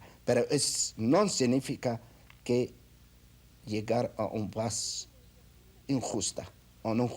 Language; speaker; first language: Spanish; non-native, fluent; Arabic